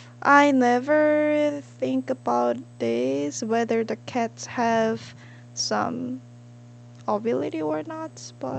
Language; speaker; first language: English; non-native, learner; Korean